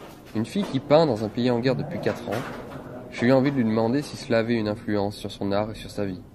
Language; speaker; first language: French; native; French